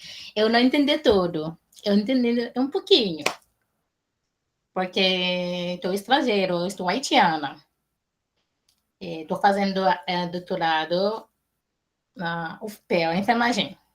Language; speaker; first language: Portuguese; non-native, learner; Haitian Creole